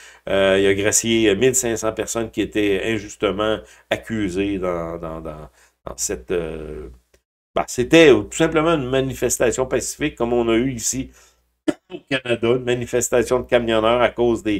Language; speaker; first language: French; native; French